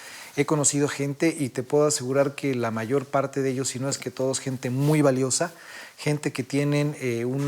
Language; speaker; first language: Spanish; native; Spanish